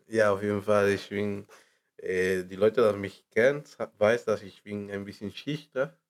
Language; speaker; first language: German; non-native, learner; Spanish